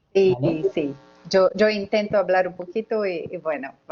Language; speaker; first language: Spanish; non-native, learner; Portuguese